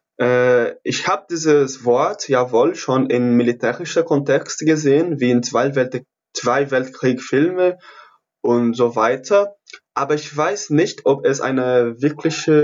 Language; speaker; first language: German; non-native, learner; Portuguese